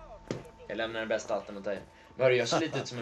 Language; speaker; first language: Swedish; native; Swedish